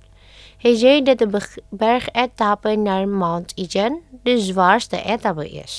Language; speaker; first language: Dutch; non-native, fluent; Indonesian